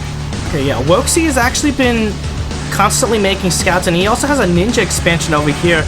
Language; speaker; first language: English; native; English